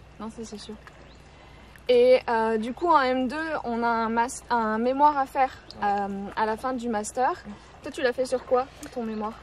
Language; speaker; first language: French; native; French